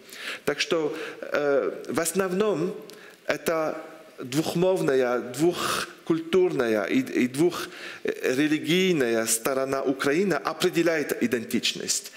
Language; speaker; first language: Russian; non-native, fluent; French